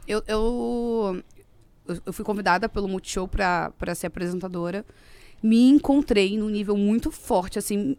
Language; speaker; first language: Portuguese; native; Portuguese